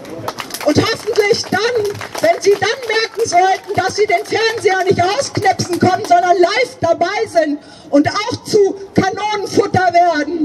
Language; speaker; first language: German; native; German